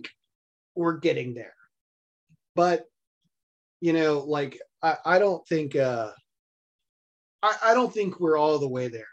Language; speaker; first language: English; native; English